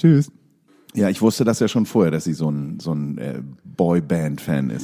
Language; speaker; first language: German; native; German